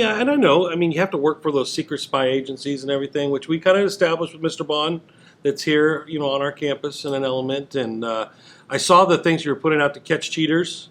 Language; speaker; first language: English; native; English